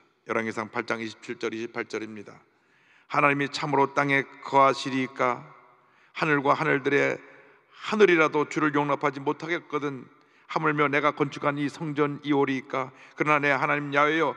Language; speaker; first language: Korean; native; Korean